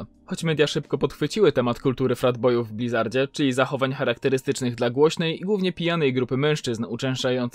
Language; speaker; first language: Polish; native; Polish